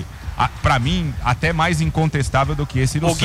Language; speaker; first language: Portuguese; native; Portuguese